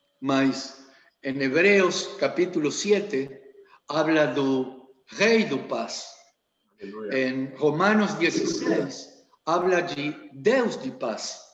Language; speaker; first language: Portuguese; non-native, learner; Spanish